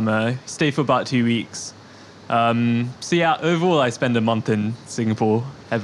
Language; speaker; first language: English; native; English